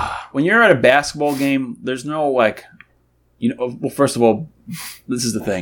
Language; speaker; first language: English; native; English